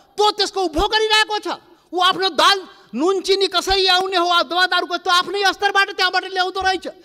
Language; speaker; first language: Nepali; non-native, local second language; Maithili